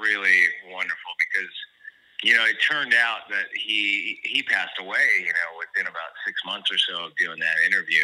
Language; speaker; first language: English; native; English